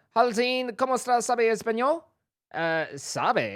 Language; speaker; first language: Spanish; non-native, learner; English